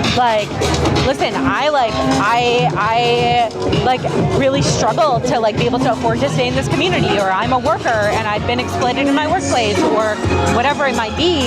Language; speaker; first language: English; early bilingual, other home language; Urdu